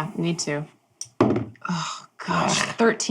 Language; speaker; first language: English; native; English